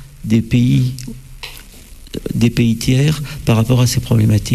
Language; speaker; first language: French; native; French